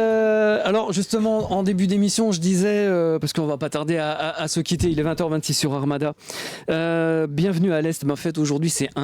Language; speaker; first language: French; native; French